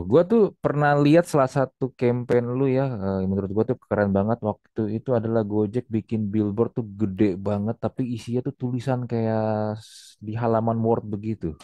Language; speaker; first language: Indonesian; native; Indonesian